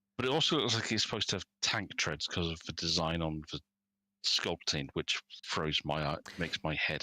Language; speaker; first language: English; native; English